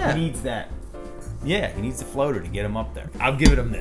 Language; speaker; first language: English; native; English